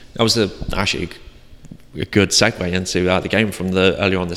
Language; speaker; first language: English; native; English